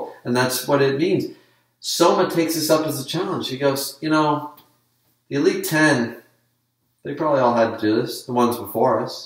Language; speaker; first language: English; native; English